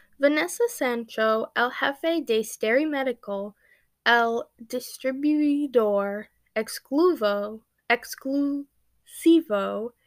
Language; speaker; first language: Spanish; non-native, learner; English